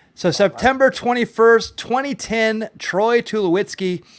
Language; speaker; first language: English; native; English